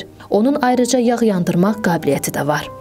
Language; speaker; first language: Azerbaijani; native; Azerbaijani